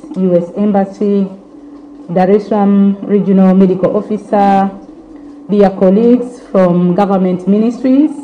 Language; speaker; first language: English; non-native, local second language; Swahili